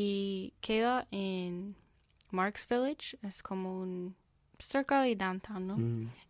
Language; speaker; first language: Spanish; non-native, fluent; English